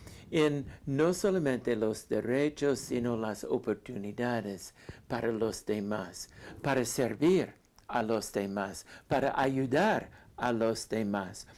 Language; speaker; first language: Spanish; non-native, fluent; English